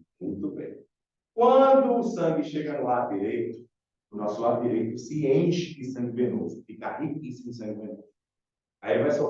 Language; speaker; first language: Portuguese; native; Portuguese